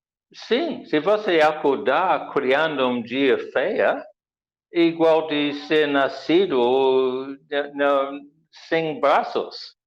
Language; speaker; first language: Portuguese; non-native, learner; English